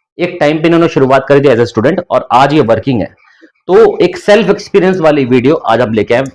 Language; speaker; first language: Hindi; native; Hindi